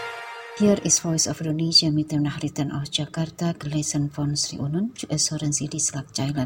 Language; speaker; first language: German; non-native, fluent; Indonesian